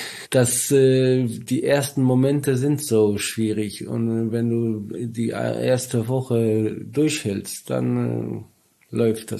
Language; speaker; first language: German; non-native, learner; Polish